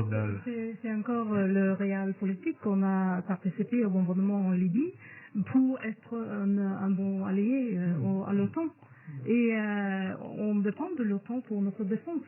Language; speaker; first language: French; non-native, fluent; Norwegian